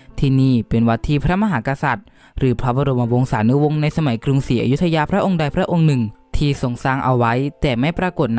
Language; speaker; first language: Thai; native; Thai